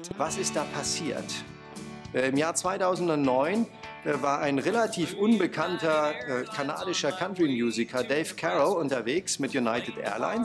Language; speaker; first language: German; native; German